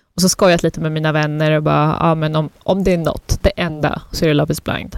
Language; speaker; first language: Swedish; early bilingual, other home language; Persian